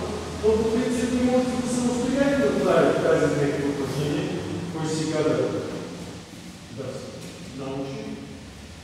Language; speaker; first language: Bulgarian; non-native, learner; Russian